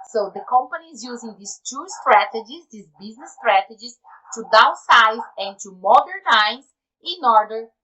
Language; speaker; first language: English; non-native, fluent; Portuguese